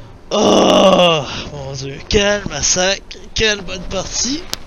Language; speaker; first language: French; native; French